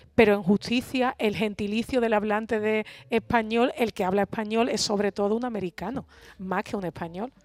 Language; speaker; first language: Spanish; native; Spanish